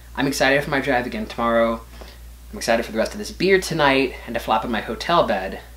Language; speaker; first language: English; native; English